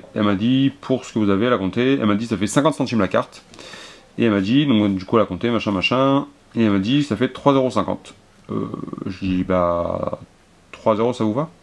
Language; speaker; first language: French; native; French